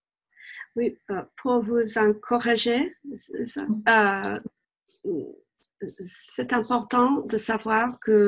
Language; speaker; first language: French; non-native, fluent; English